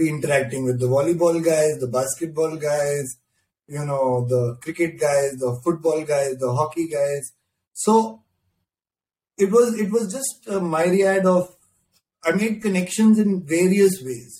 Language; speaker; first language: English; non-native, local second language; Hindi